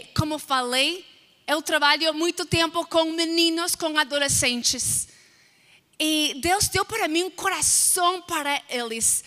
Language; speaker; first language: Portuguese; non-native, fluent; English